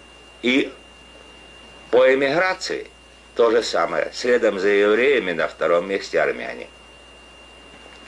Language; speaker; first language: Russian; native; Russian